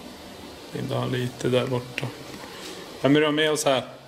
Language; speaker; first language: Swedish; native; Swedish